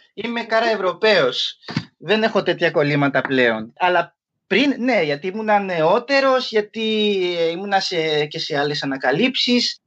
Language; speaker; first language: Greek; early bilingual, other home language; French